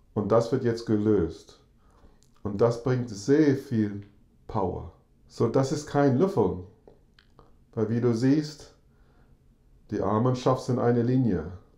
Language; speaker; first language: German; non-native, fluent; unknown